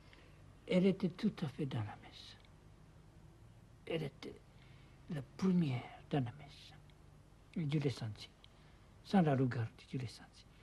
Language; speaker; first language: French; non-native, fluent; Japanese